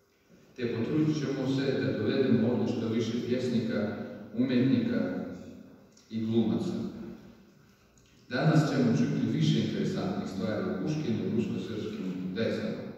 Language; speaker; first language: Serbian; non-native, fluent; Russian